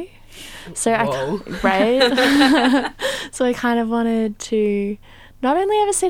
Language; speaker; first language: English; native; English